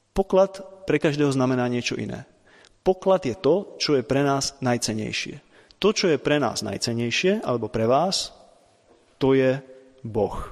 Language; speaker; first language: Slovak; native; Slovak